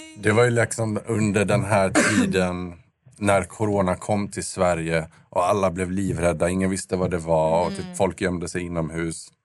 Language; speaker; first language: Swedish; native; Swedish